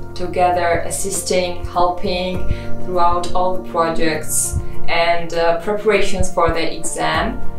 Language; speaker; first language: English; non-native, fluent; Georgian